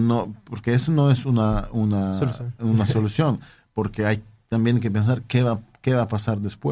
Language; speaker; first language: Spanish; non-native, fluent; Polish